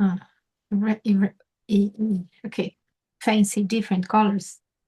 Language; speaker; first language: English; non-native, fluent; Portuguese